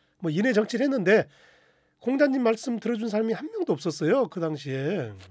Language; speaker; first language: Korean; native; Korean